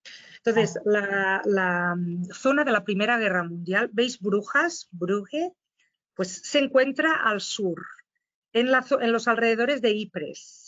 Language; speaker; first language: Spanish; non-native, fluent; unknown